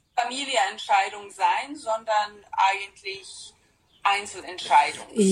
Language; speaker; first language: German; non-native, fluent; Serbian